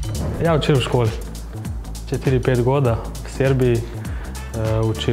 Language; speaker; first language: Russian; non-native, learner; Serbian